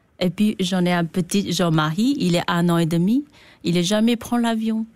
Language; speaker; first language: French; non-native, learner; Chinese